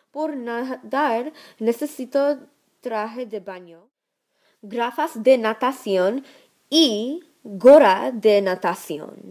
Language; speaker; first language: Spanish; non-native, learner; English